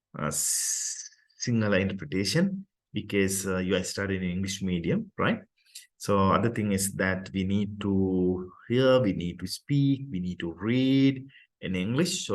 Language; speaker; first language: English; non-native, local second language; Sinhala